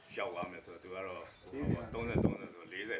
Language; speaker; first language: Burmese; native; Burmese